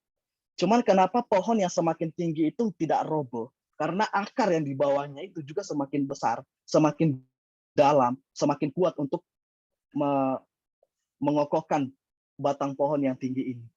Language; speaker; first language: Indonesian; native; Indonesian